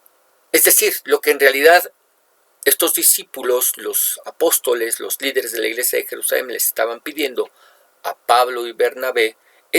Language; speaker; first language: Spanish; native; Spanish